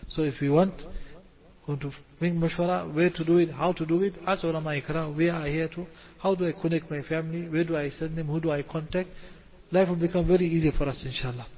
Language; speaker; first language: English; native; English